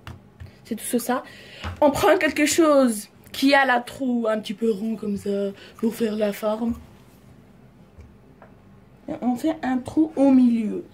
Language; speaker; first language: French; non-native, learner; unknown